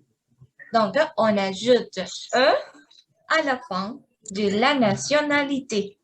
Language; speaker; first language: French; non-native, learner; Spanish